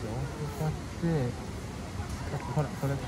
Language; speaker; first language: Japanese; native; Japanese